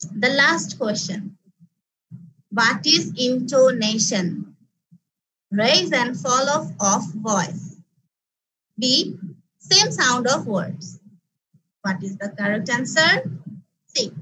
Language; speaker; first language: English; non-native, local second language; Bangla